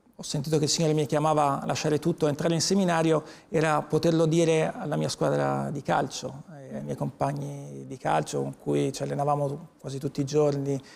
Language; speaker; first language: Italian; native; Italian